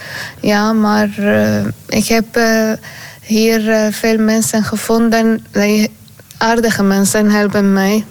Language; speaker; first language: Dutch; non-native, learner; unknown